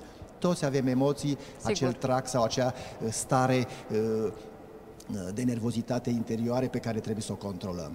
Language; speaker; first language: Romanian; native; Romanian